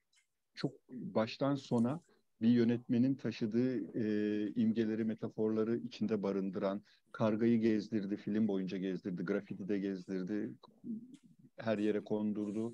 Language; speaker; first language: Turkish; native; Turkish